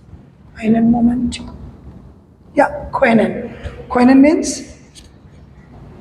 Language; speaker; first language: German; non-native, fluent; Bangla